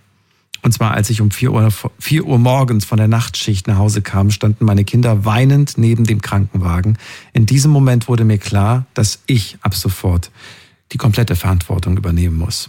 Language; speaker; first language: German; native; German